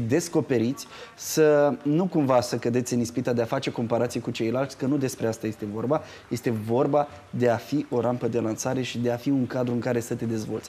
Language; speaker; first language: Romanian; native; Romanian